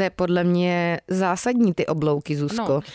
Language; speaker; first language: Czech; native; Czech